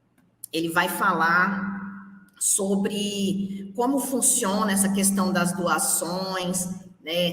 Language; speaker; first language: Portuguese; native; Portuguese